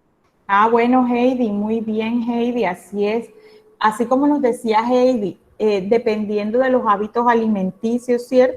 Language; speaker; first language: Spanish; native; Spanish